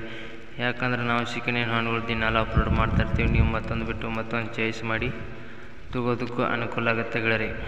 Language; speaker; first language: Kannada; native; Kannada